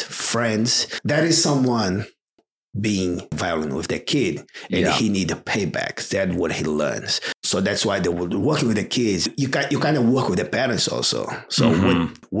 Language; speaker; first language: English; non-native, fluent; Portuguese